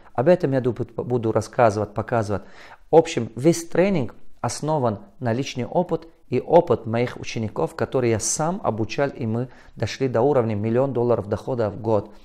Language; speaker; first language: Russian; non-native, local second language; Tajik